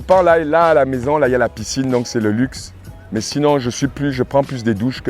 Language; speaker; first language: French; native; French